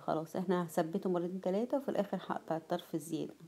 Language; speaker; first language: Arabic; native; Arabic